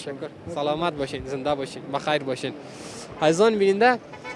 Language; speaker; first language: Persian; native; Persian